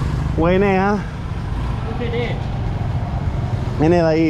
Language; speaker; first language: Vietnamese; non-native, learner; English